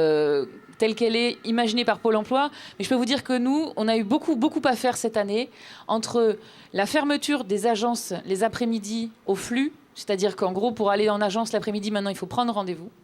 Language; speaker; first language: French; native; French